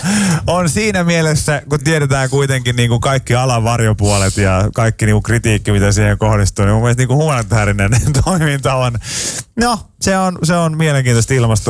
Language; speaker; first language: Finnish; native; Finnish